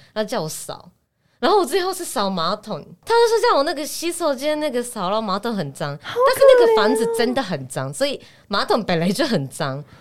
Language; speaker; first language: Chinese; non-native, fluent; Japanese